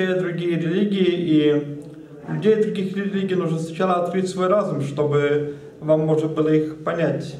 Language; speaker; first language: Russian; native; Russian